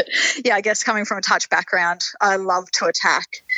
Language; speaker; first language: English; native; English